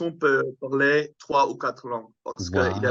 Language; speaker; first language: French; non-native, fluent; Dutch